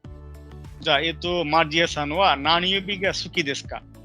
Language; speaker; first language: Japanese; non-native, fluent; Bangla